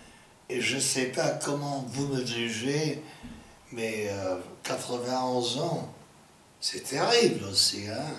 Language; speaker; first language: French; non-native, fluent; English